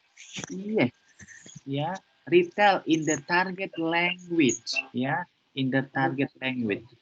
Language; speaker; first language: English; non-native, fluent; Indonesian